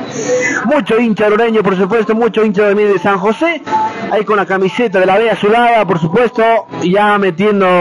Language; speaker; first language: Spanish; native; Spanish